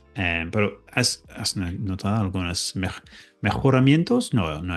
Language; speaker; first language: Spanish; non-native, learner; English